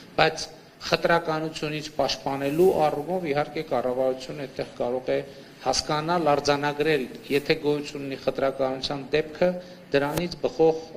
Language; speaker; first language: Armenian; native; Armenian